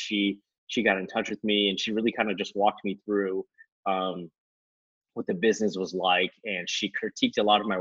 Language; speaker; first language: English; native; English